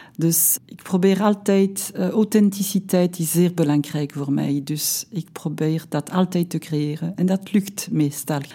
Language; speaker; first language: Dutch; non-native, local second language; French